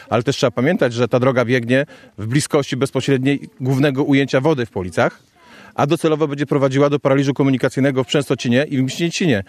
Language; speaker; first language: Polish; native; Polish